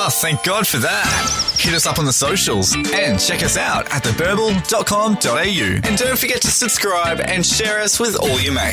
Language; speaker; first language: English; native; English